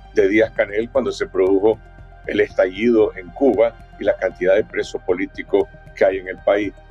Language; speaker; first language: Spanish; native; Spanish